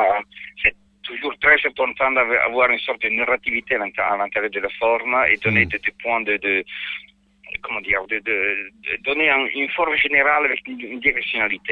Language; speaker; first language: French; non-native, fluent; Italian